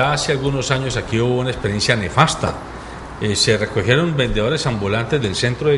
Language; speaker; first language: Spanish; native; Spanish